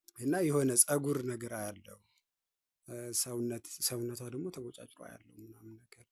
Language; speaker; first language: Amharic; native; Amharic